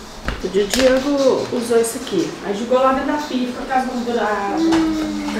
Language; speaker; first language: Portuguese; native; Portuguese